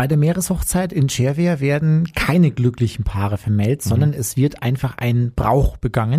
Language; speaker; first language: German; native; German